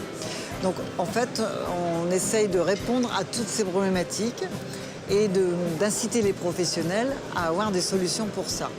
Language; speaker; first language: French; native; French